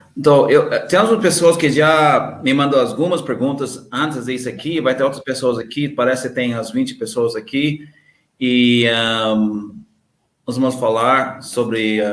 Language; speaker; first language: Portuguese; non-native, learner; English